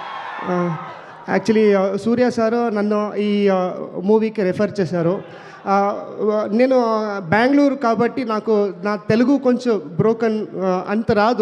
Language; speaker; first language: Telugu; non-native, learner; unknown